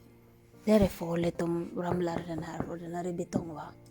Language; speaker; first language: Swedish; non-native, learner; Filipino